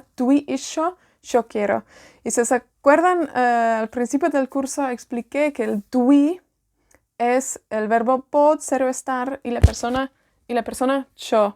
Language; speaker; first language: Spanish; non-native, fluent; Welsh